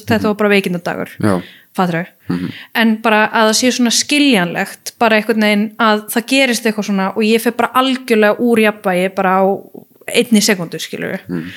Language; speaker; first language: Icelandic; early bilingual, heritage; Icelandic